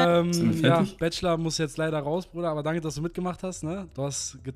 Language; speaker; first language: German; native; German